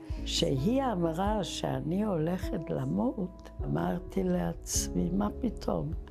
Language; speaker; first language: Hebrew; non-native, fluent; Czech